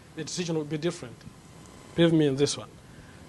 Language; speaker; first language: English; non-native, local second language; Nyanja